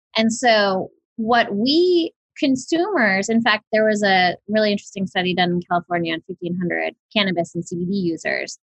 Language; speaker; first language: English; native; English